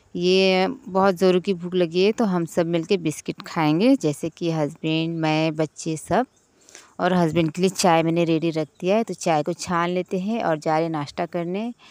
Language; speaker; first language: Hindi; native; Hindi